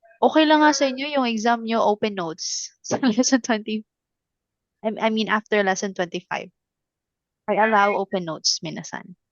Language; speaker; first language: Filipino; non-native, local second language; Cebuano